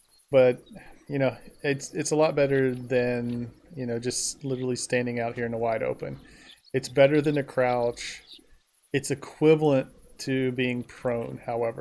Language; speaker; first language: English; native; English